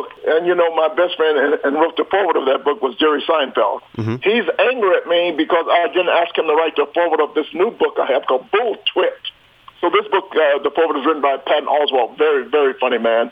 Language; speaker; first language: English; native; English